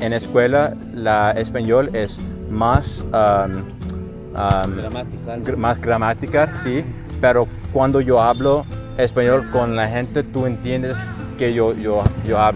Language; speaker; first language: Spanish; non-native, learner; English